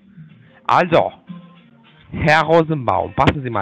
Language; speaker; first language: German; non-native, fluent; Turkish